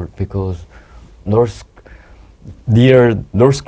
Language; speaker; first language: English; non-native, learner; Korean